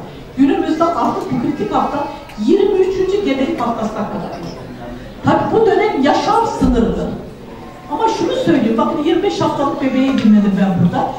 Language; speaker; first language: Turkish; native; Turkish